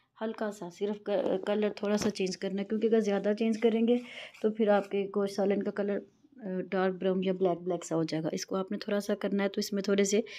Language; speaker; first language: Urdu; non-native, local second language; Punjabi